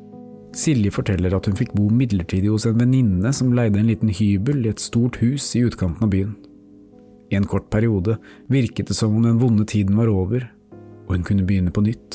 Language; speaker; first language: Norwegian; native; Norwegian